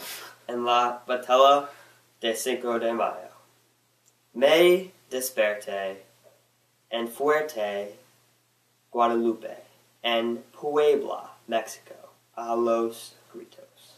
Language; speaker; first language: Spanish; non-native, learner; English